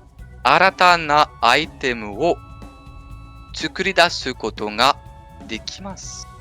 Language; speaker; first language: Japanese; non-native, fluent; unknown